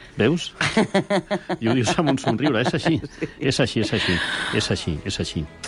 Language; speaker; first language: Catalan; non-native, local second language; Spanish